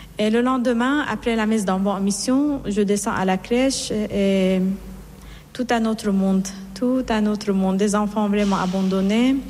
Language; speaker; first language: French; non-native, fluent; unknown